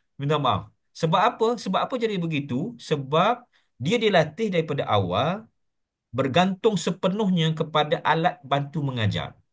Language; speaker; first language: Malay; native; Malay